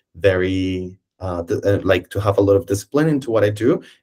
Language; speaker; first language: English; non-native, fluent; Spanish